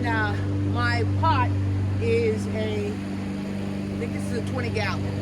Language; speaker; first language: English; native; English